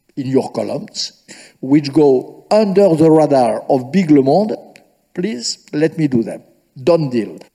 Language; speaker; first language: English; non-native, fluent; French